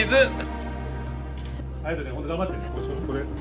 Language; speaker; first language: Japanese; native; Japanese